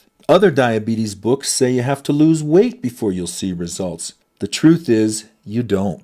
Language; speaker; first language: English; native; English